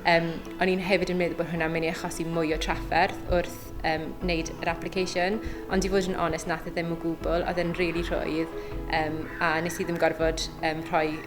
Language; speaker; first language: Welsh; native; Welsh